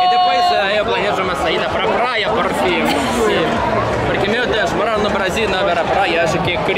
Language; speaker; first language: Portuguese; non-native, learner; Russian